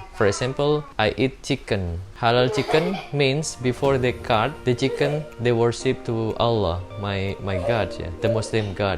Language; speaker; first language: English; non-native, learner; Indonesian